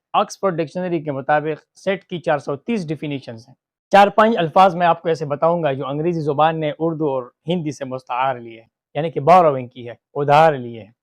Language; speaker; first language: Urdu; non-native, local second language; Pashto